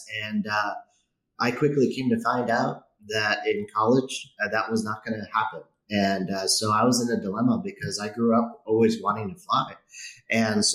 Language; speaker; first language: English; native; English